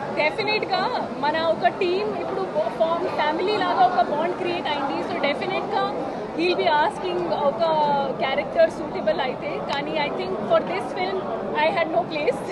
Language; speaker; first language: Telugu; non-native, learner; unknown